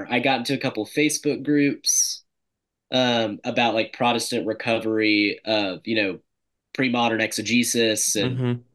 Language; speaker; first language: English; native; English